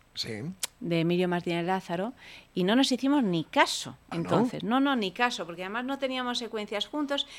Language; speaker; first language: Spanish; early bilingual, other home language; Italian